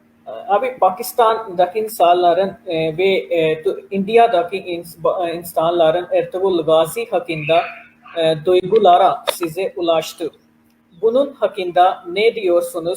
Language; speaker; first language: Turkish; non-native, learner; Urdu